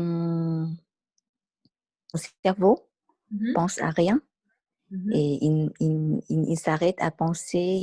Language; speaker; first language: French; non-native, learner; Vietnamese